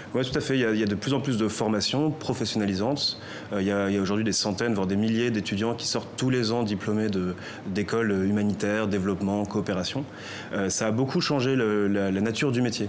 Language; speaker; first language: French; native; French